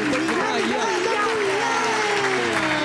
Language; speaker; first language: Chinese; native; Chinese